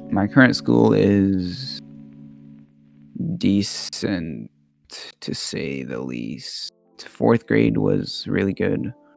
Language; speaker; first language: English; early bilingual, other home language; Arabic